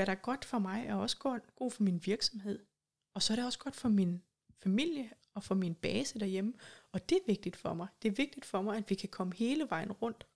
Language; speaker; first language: Danish; native; Danish